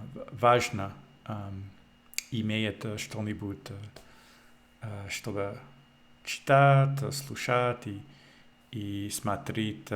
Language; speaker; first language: Russian; non-native, learner; English